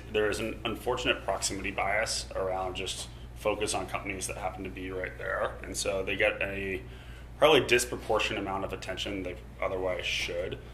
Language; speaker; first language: English; native; English